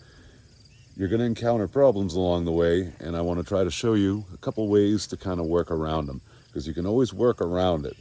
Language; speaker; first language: English; native; English